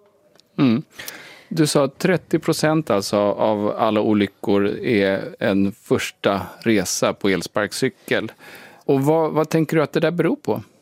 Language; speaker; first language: Swedish; native; Swedish